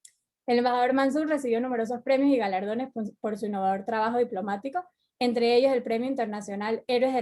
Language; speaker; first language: Spanish; native; Spanish